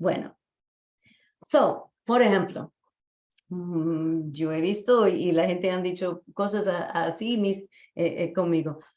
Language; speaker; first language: Spanish; non-native, fluent; English